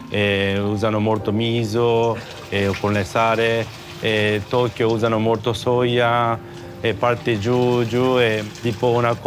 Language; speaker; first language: Italian; non-native, learner; Japanese